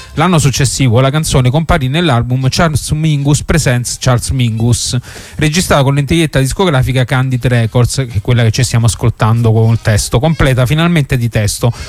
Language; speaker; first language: Italian; native; Italian